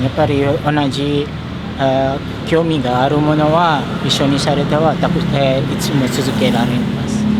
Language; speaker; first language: Japanese; non-native, fluent; Indonesian